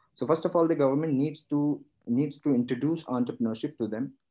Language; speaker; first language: English; non-native, local second language; Hindi